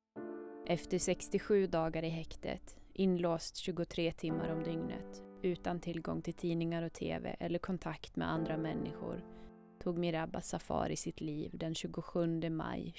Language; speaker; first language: Swedish; native; Swedish